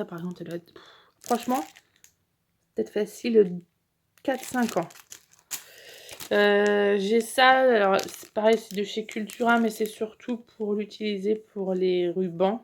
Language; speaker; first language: French; native; French